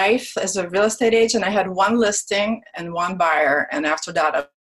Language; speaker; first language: English; early bilingual, other home language; Ukrainian